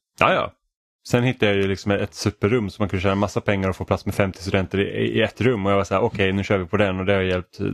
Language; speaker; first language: Swedish; native; Swedish